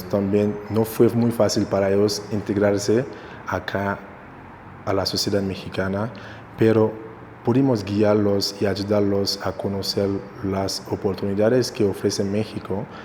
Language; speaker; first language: Spanish; non-native, local second language; Haitian Creole